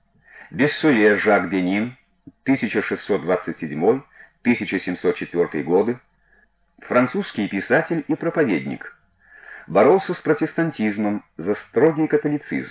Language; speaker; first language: Russian; native; Russian